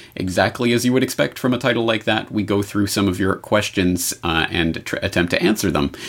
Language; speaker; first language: English; native; English